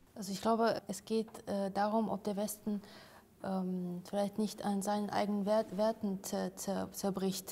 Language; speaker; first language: German; non-native, fluent; Russian